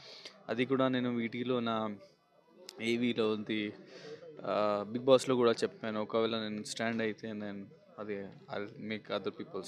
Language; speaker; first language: Telugu; non-native, local second language; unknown